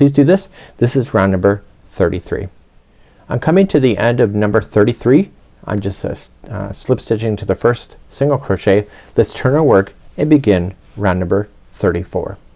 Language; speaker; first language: English; native; English